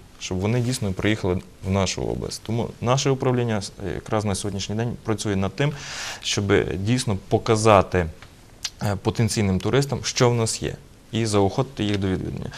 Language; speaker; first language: Ukrainian; native; Ukrainian